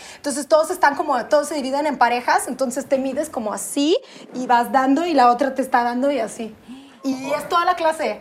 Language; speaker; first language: Spanish; non-native, fluent; Russian